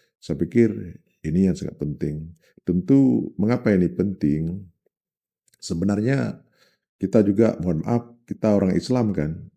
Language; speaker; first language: Indonesian; non-native, local second language; Achinese